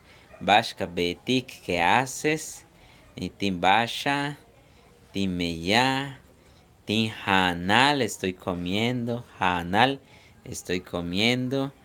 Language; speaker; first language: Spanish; non-native, local second language; Yucateco